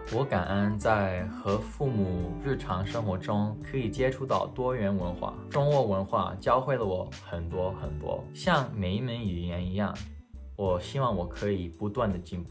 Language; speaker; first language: Chinese; early bilingual, heritage; Chinese